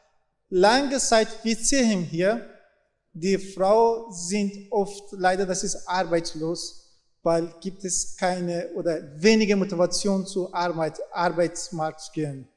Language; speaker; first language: German; non-native, learner; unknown